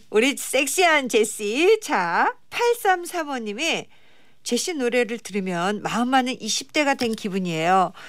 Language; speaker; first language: Korean; native; Korean